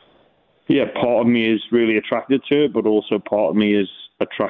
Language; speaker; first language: English; native; English